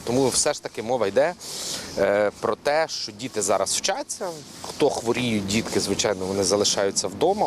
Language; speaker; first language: Ukrainian; native; Ukrainian